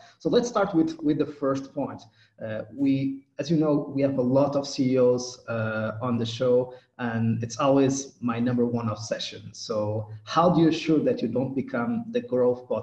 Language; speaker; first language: English; non-native, fluent; Portuguese